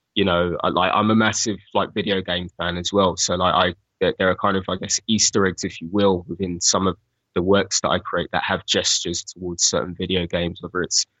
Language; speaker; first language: English; native; English